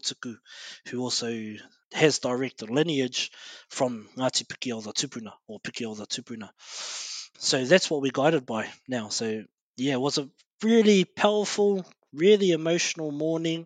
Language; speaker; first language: English; native; English